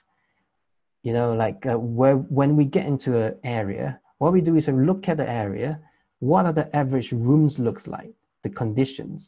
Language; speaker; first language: English; non-native, local second language; Chinese